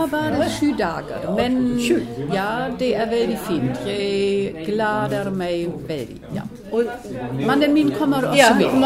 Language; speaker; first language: Norwegian; non-native, learner; German